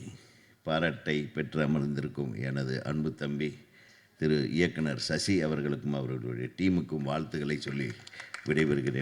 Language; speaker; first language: Tamil; native; Tamil